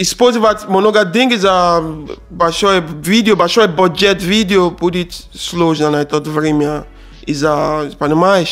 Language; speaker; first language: Russian; non-native, learner; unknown